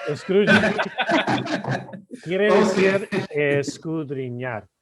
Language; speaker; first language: Spanish; non-native, fluent; English